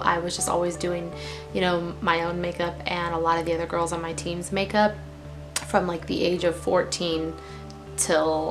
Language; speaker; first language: English; native; English